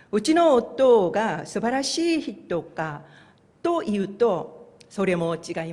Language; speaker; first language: Japanese; non-native, fluent; Korean